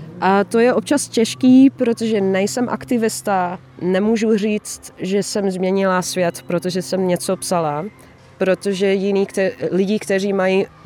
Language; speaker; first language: Czech; non-native, fluent; Dutch